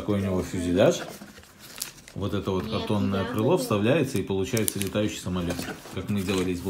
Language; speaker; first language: Russian; native; Russian